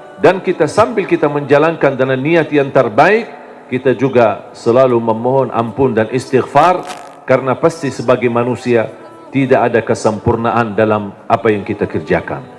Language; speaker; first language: Indonesian; non-native, fluent; Arabic